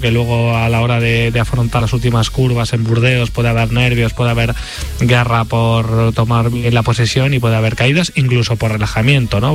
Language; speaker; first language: Spanish; native; Spanish